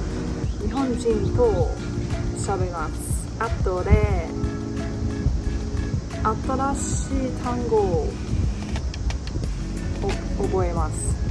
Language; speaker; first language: Japanese; non-native, learner; English